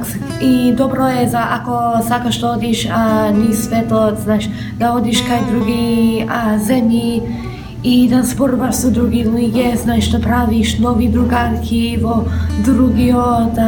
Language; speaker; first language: Macedonian; early bilingual, heritage; Macedonian